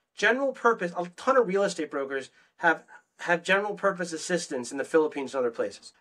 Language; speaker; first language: English; native; English